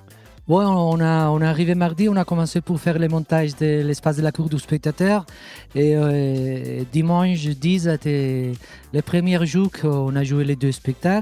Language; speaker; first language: French; non-native, fluent; Catalan